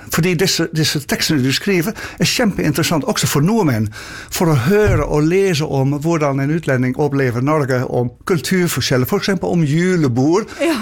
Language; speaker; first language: Norwegian; non-native, fluent; Dutch